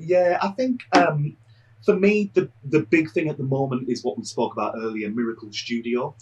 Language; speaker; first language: English; native; English